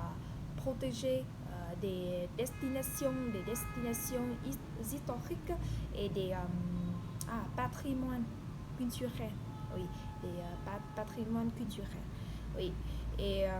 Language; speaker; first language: French; non-native, learner; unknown